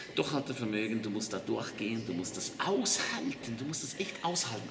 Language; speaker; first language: German; native; German